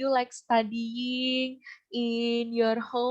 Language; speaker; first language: English; non-native, fluent; Indonesian